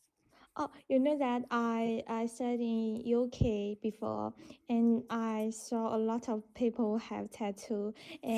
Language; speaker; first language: English; non-native, learner; Chinese